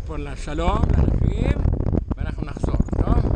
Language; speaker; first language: Hebrew; native; Hebrew